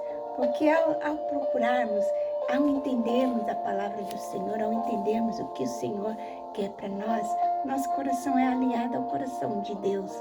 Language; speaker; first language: Portuguese; native; Portuguese